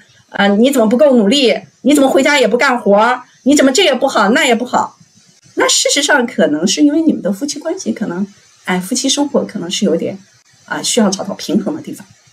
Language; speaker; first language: Chinese; native; Chinese